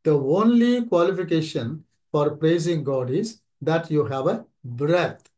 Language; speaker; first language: English; non-native, local second language; Telugu